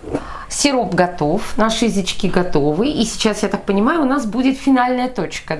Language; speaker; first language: Russian; native; Russian